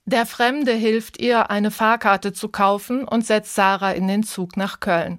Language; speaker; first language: German; native; German